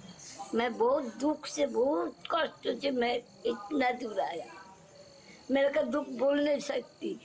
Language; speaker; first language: Hindi; non-native, local second language; Bangla